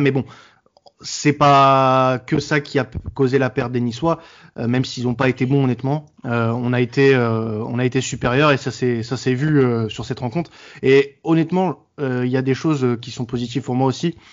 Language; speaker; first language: French; native; French